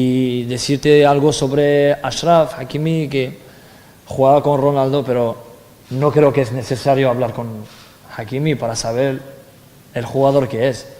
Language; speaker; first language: Spanish; non-native, fluent; French